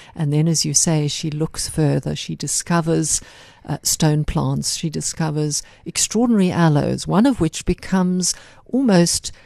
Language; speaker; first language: English; native; English